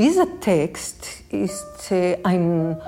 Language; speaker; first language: German; non-native, fluent; Hebrew